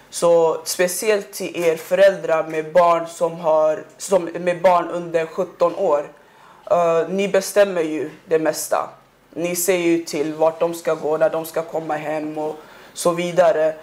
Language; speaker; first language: Swedish; early bilingual, other home language; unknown